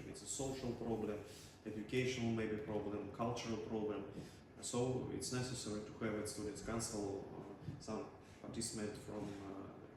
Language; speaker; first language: English; non-native, learner; Russian